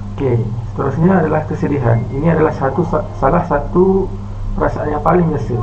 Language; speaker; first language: Malay; native; Malay